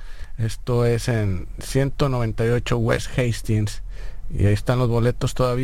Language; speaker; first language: Spanish; native; Spanish